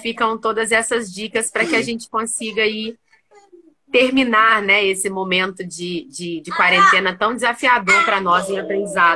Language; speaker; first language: Portuguese; native; Portuguese